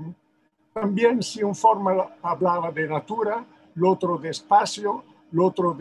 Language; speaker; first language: Spanish; non-native, fluent; Italian